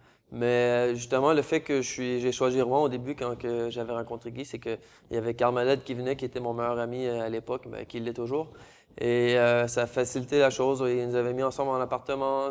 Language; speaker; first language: French; native; French